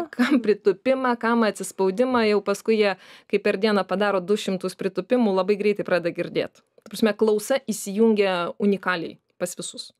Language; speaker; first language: Lithuanian; native; Lithuanian